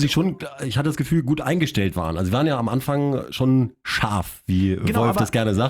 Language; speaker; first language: German; native; German